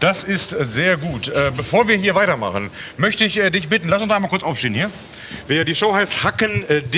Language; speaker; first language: German; native; German